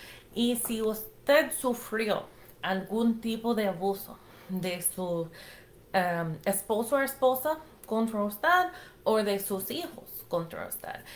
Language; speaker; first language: Spanish; non-native, fluent; English